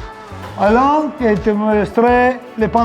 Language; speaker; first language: French; non-native, learner; Italian